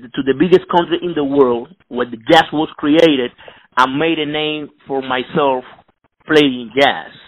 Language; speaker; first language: English; non-native, fluent; Spanish